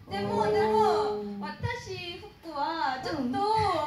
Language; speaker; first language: Japanese; non-native, learner; Korean